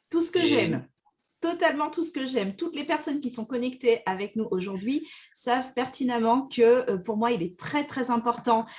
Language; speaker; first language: French; native; French